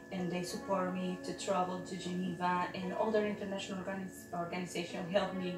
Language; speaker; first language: English; non-native, fluent; Spanish